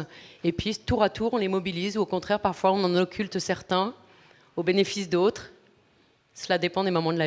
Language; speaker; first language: French; native; French